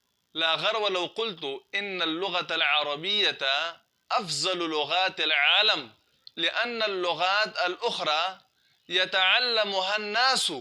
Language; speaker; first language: Arabic; non-native, fluent; Urdu